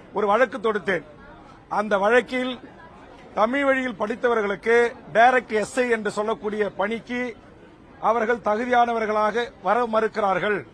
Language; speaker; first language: Tamil; native; Tamil